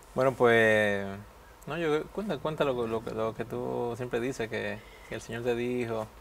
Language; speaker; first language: Spanish; early bilingual, heritage; Spanish